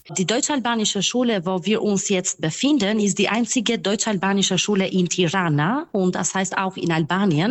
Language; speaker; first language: German; non-native, fluent; Albanian